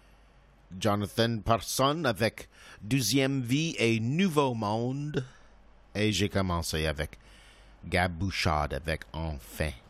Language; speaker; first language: French; non-native, local second language; English